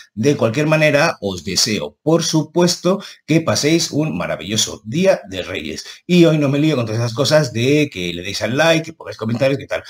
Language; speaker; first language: Spanish; native; Spanish